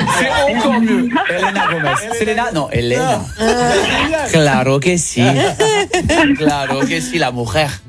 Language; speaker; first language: French; native; French